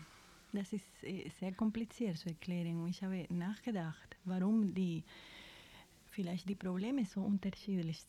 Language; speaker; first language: German; non-native, fluent; Spanish